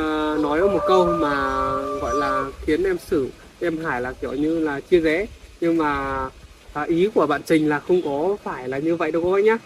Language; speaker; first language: Vietnamese; native; Vietnamese